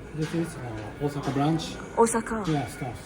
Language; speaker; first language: English; non-native, learner; Japanese